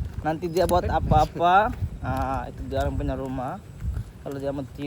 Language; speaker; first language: Indonesian; non-native, learner; Bangla